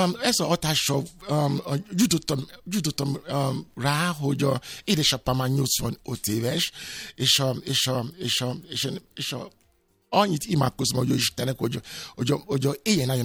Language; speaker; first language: Hungarian; non-native, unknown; Yoruba